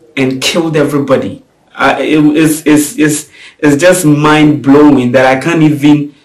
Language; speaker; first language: English; non-native, local second language; Akan